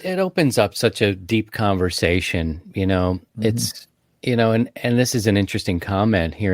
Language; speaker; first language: English; native; English